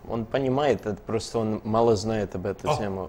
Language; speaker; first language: Russian; early bilingual, heritage; Russian